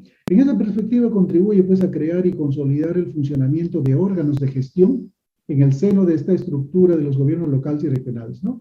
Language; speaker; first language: Spanish; native; Spanish